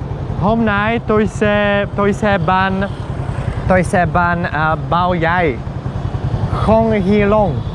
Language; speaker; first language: Vietnamese; non-native, learner; Czech